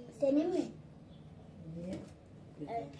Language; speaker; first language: Turkish; early bilingual, other home language; Persian